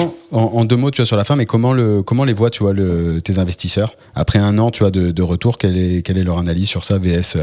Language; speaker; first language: French; native; French